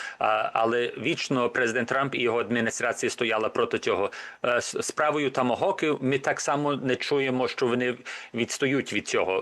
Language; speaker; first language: Ukrainian; early bilingual, heritage; Ukrainian